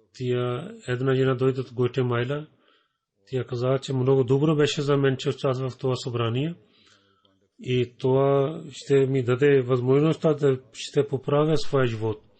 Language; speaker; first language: Bulgarian; non-native, fluent; Urdu